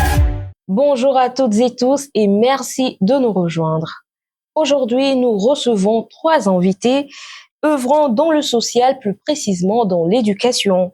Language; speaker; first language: French; native; French